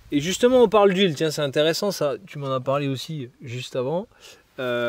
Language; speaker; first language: French; native; French